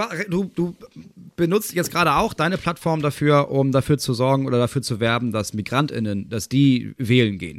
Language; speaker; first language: German; native; German